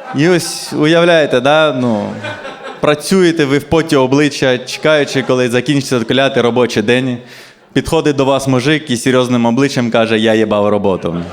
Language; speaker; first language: Ukrainian; non-native, local second language; Russian